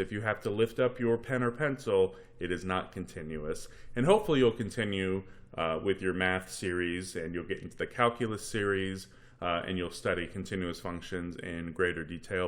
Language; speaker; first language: English; native; English